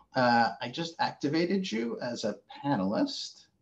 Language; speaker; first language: English; native; English